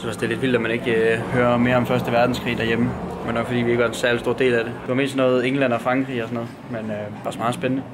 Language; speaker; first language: Danish; native; Danish